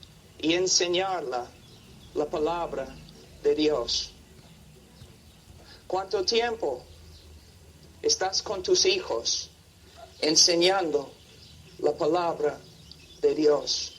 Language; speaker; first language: Spanish; non-native, fluent; English